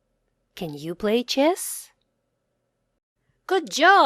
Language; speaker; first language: English; non-native, fluent; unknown